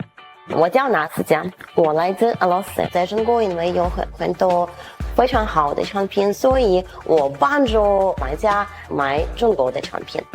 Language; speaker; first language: Chinese; non-native, fluent; Russian